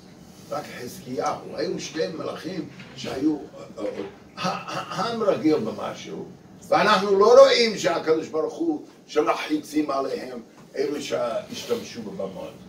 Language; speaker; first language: Hebrew; non-native, fluent; English